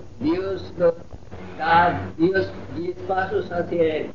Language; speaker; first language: Spanish; non-native, fluent; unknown